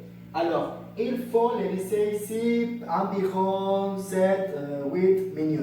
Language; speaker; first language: French; non-native, learner; Spanish